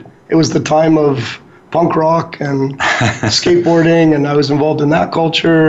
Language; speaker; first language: English; native; English